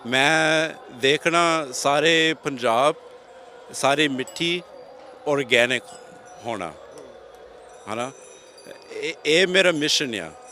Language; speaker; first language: Punjabi; non-native, learner; English